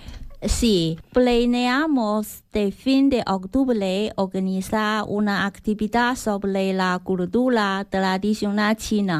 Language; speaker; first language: Spanish; non-native, learner; Chinese